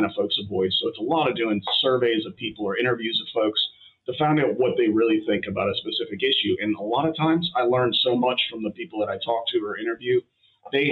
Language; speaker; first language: English; native; English